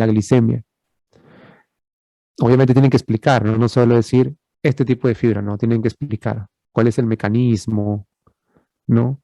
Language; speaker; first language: Spanish; native; Spanish